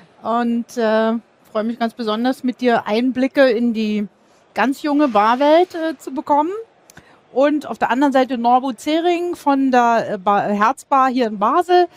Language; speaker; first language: German; native; German